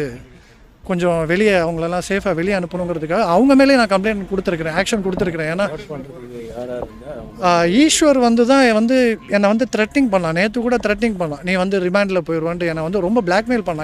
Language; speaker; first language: Tamil; native; Tamil